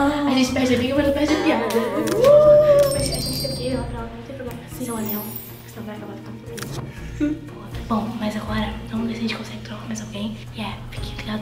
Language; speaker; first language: Portuguese; native; Portuguese